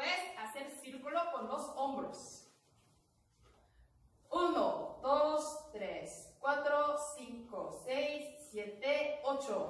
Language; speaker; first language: Spanish; non-native, learner; Korean